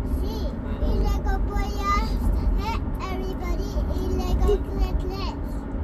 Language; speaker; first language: Spanish; early bilingual, other home language; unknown